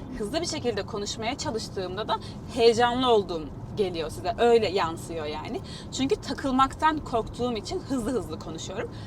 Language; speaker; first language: Turkish; native; Turkish